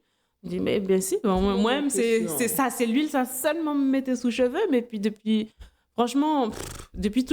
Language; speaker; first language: French; non-native, local second language; Haitian Creole